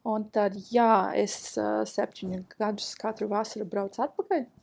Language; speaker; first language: Latvian; non-native, learner; English